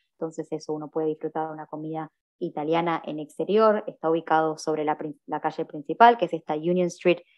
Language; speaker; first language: Spanish; native; Spanish